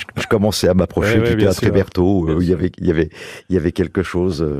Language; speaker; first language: French; native; French